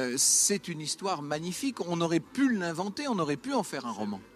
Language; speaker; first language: French; native; French